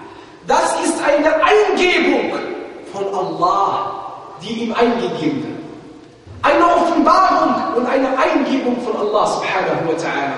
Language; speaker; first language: German; non-native, fluent; Arabic